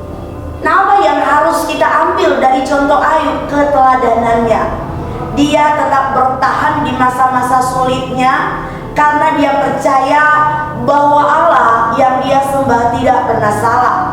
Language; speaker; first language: Indonesian; native; Indonesian